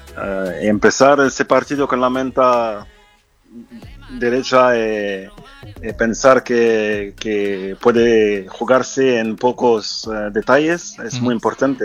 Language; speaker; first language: Spanish; non-native, fluent; French